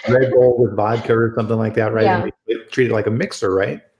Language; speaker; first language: English; native; English